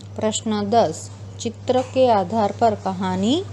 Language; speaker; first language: Hindi; non-native, local second language; Gujarati